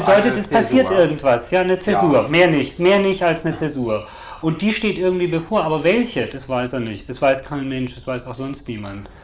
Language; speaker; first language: German; native; German